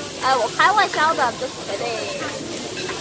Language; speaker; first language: Chinese; non-native, learner; Korean